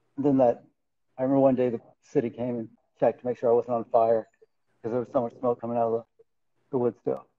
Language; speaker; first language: English; native; English